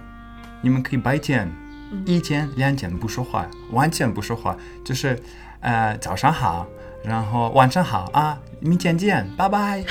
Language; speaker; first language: Chinese; non-native, learner; English